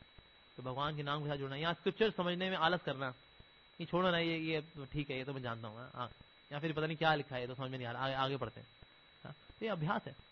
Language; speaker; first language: Hindi; native; Hindi